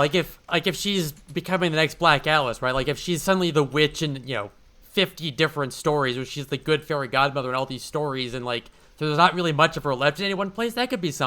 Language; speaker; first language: English; native; English